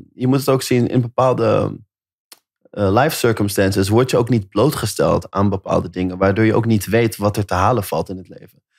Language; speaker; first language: Dutch; native; Dutch